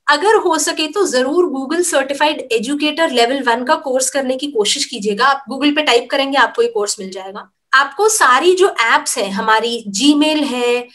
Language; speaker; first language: Hindi; native; Hindi